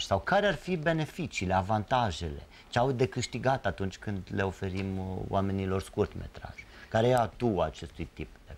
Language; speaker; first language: Romanian; native; Romanian